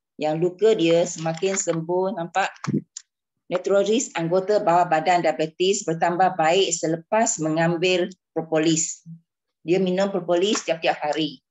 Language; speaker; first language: Malay; non-native, local second language; Chinese